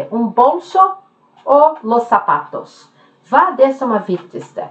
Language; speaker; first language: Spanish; non-native, fluent; Norwegian